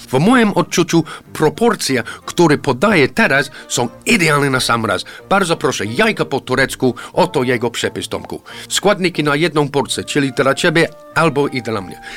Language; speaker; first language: Polish; non-native, fluent; English